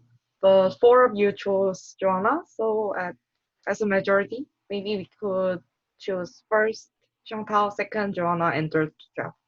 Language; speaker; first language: English; non-native, learner; Korean